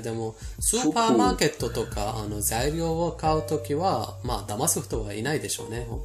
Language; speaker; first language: Japanese; non-native, fluent; Persian